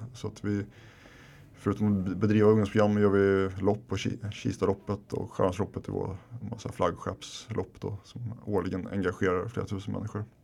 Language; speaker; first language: Swedish; early bilingual, other home language; Finnish